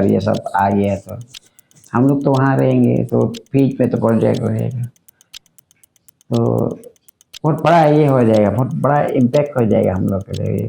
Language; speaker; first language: Hindi; non-native, local second language; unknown